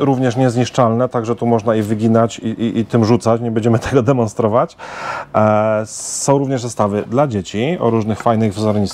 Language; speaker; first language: Polish; native; Polish